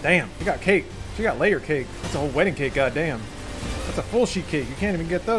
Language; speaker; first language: English; native; English